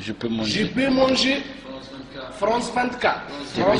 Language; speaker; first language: French; non-native, learner; Arabic